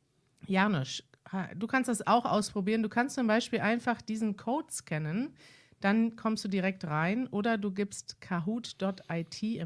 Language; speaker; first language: German; native; German